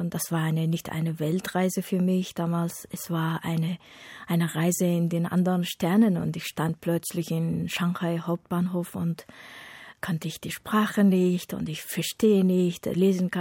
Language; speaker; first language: German; non-native, fluent; Mongolian